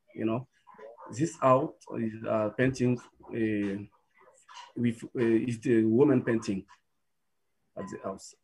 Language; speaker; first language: English; non-native, learner; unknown